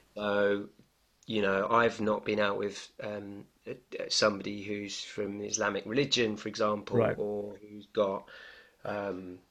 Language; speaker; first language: English; native; English